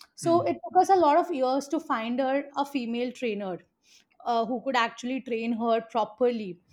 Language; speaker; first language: English; non-native, local second language; Hindi